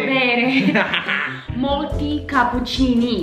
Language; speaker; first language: Italian; non-native, learner; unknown